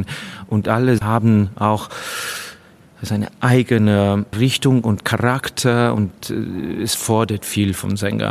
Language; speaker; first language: German; non-native, fluent; Estonian